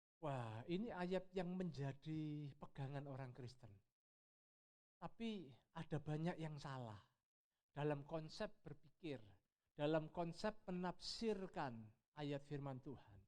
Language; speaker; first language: Indonesian; native; Indonesian